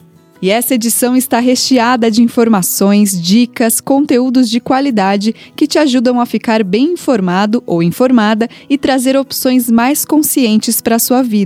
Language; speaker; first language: Portuguese; native; Portuguese